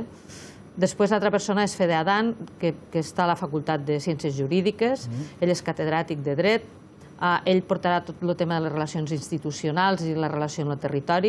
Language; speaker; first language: Catalan; native; Catalan